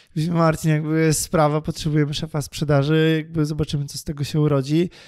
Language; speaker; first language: Polish; native; Polish